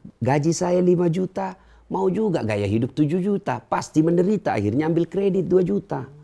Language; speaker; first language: Indonesian; native; Indonesian